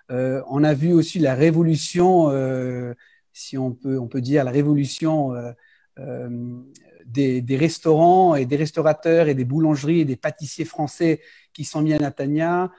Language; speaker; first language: French; early bilingual, heritage; French